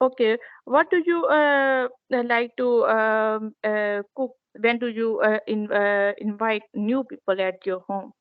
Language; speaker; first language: English; non-native, learner; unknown